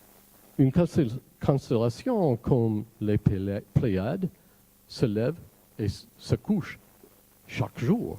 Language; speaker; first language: French; non-native, fluent; English